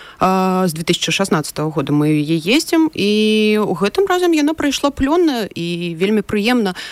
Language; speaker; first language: Belarusian; native; Belarusian